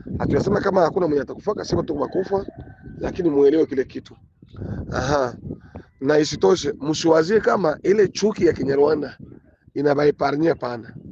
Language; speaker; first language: Swahili; native; Swahili